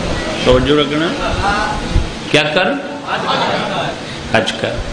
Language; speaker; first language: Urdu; non-native, local second language; Punjabi